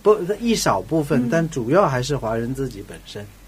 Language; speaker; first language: Chinese; native; Chinese